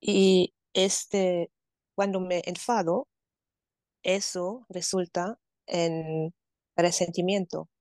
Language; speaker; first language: Spanish; non-native, fluent; German